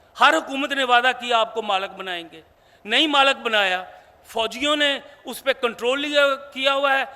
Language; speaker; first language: Urdu; non-native, local second language; Punjabi